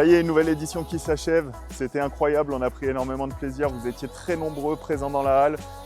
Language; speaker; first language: French; native; French